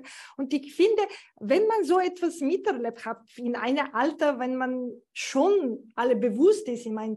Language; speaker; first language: German; non-native, fluent; Bulgarian